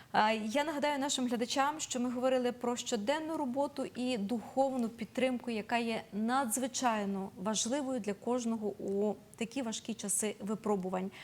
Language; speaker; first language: Ukrainian; native; Ukrainian